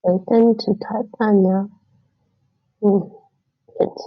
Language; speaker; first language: Vietnamese; non-native, learner; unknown